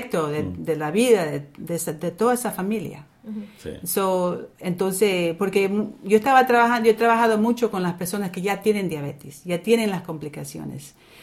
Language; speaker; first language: Spanish; early bilingual, other home language; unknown